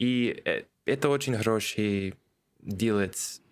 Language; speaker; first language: Russian; non-native, learner; English